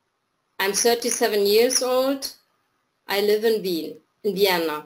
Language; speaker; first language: English; non-native, fluent; German